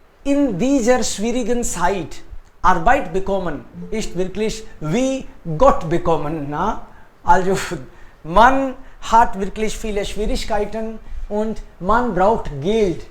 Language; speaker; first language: German; non-native, fluent; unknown